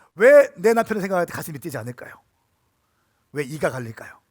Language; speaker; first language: Korean; native; Korean